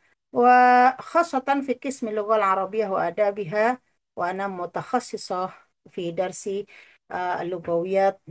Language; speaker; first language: Arabic; non-native, fluent; Indonesian